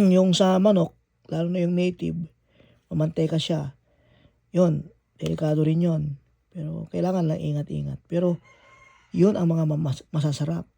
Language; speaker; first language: Filipino; non-native, local second language; Iloko